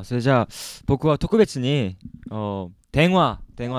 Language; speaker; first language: Japanese; non-native, learner; Korean